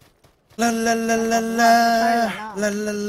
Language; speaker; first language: Chinese; native; Chinese